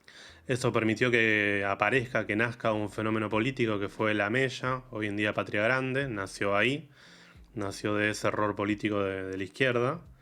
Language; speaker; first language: Spanish; native; Spanish